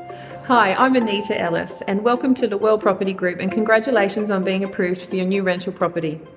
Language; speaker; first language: English; native; English